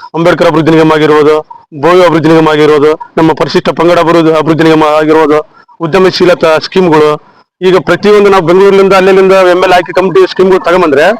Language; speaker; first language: Kannada; native; Kannada